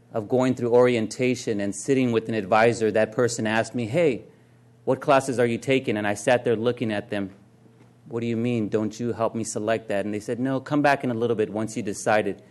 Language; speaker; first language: English; native; English